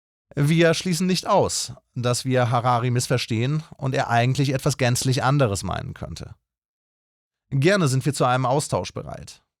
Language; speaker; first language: German; native; German